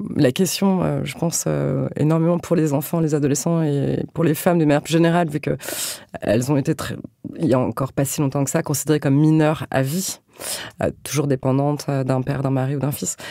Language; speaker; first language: French; native; French